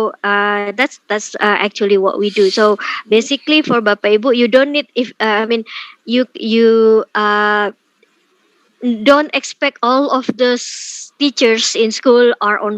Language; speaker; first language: English; non-native, fluent; Indonesian